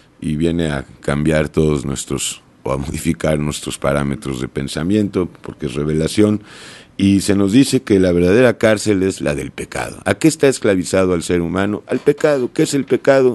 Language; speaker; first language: Spanish; native; Spanish